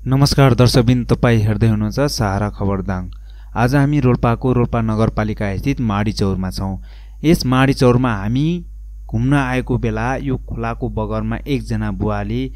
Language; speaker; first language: Nepali; native; Nepali